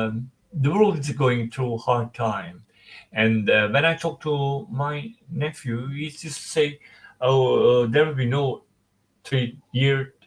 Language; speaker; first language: English; non-native, fluent; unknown